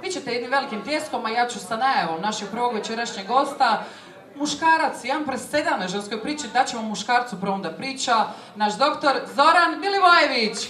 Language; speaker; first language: Croatian; native; Croatian